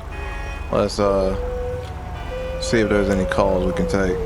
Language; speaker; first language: English; native; English